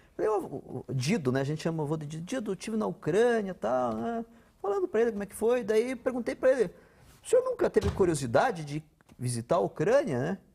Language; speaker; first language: Portuguese; non-native, local second language; Ukrainian